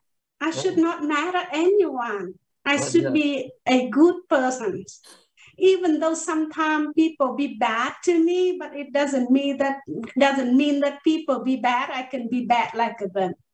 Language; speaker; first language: English; non-native, learner; Vietnamese